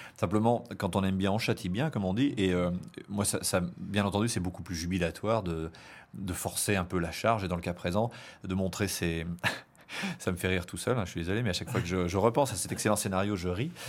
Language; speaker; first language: French; native; French